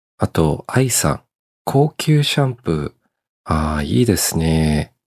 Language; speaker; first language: Japanese; early bilingual, heritage; Japanese